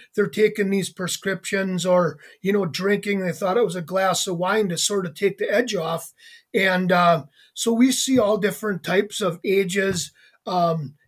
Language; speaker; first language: English; native; English